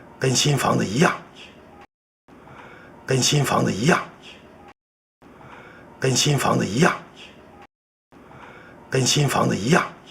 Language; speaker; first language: Chinese; non-native, fluent; Korean